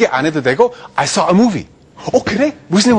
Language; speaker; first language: Korean; non-native, fluent; English